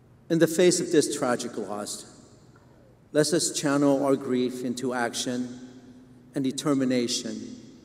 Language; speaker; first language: English; non-native, fluent; Vietnamese